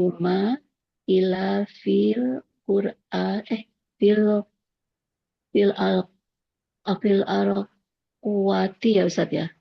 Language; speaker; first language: Arabic; non-native, learner; Indonesian